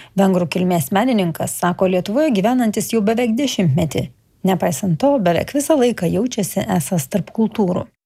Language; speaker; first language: Lithuanian; native; Lithuanian